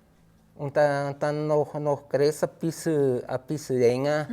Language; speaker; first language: German; early bilingual, heritage; German